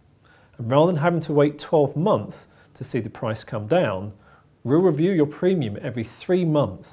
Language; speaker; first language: English; native; English